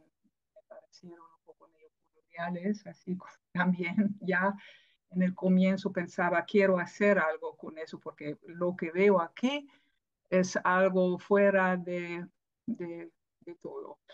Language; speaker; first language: Spanish; non-native, fluent; Dutch